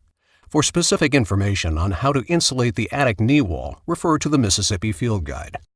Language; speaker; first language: English; native; English